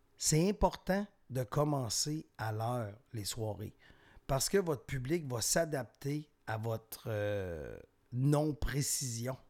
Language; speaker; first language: French; native; French